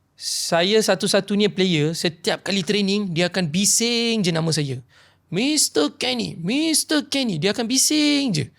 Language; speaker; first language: Malay; non-native, local second language; Tamil